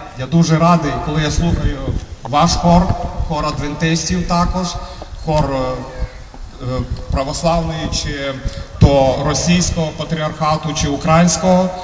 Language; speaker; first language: Ukrainian; native; Ukrainian